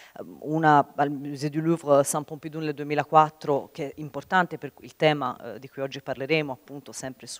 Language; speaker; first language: Italian; native; Italian